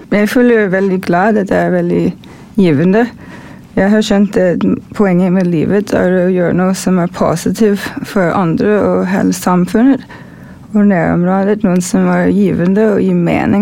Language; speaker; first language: Norwegian; non-native, fluent; English